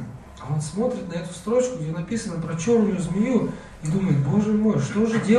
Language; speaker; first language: Russian; native; Russian